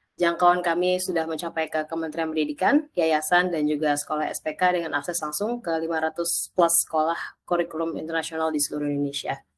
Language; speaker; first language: Indonesian; native; Indonesian